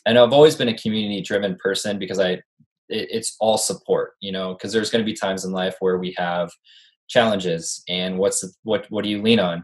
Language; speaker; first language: English; native; English